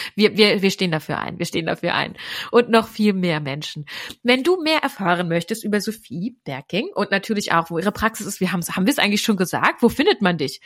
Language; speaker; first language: German; native; German